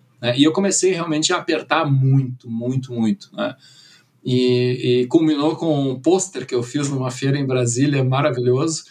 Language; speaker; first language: Portuguese; early bilingual, other home language; German